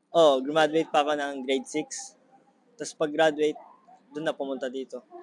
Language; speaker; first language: Filipino; native; Filipino